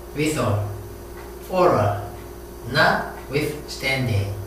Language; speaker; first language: English; non-native, fluent; Korean